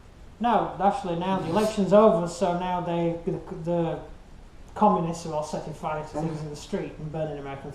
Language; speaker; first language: English; native; English